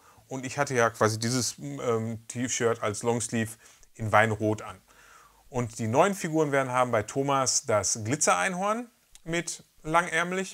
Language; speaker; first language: German; native; German